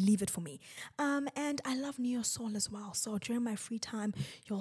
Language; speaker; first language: English; non-native, local second language; Zulu